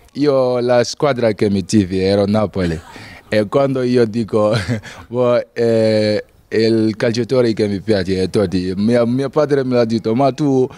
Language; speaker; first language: Italian; non-native, learner; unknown